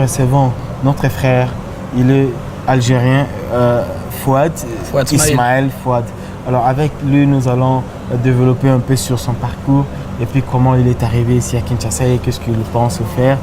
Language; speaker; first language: French; non-native, local second language; Lingala